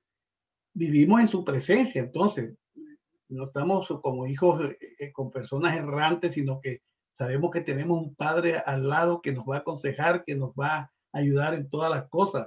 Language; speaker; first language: Spanish; native; Spanish